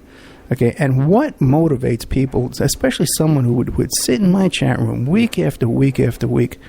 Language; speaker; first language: English; native; English